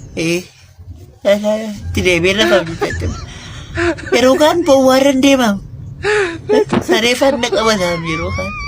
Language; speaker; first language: Oromo; native; Oromo